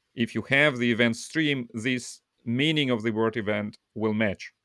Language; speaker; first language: English; non-native, fluent; Russian